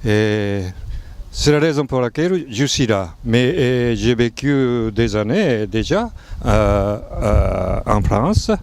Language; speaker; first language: French; non-native, fluent; Japanese